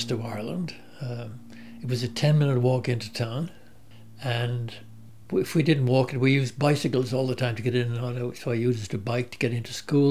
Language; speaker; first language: English; native; English